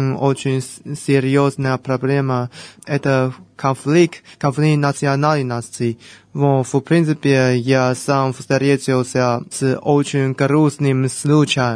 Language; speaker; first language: Russian; non-native, fluent; Chinese